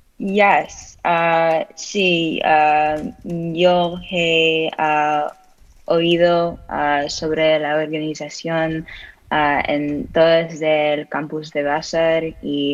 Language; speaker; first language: Spanish; non-native, learner; English